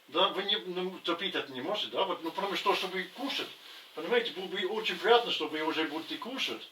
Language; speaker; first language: Russian; non-native, learner; English